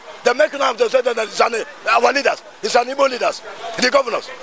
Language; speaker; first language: English; non-native, local second language; Igbo